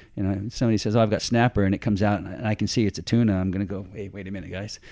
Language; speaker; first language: English; native; English